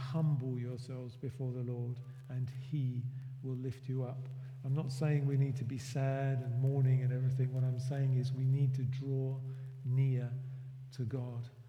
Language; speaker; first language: English; native; English